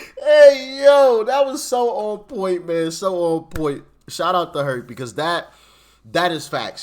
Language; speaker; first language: English; native; English